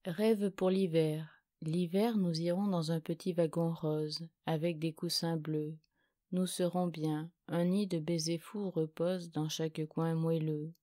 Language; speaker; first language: French; native; French